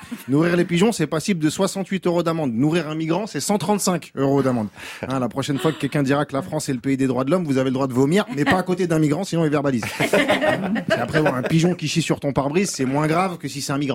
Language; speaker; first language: French; native; French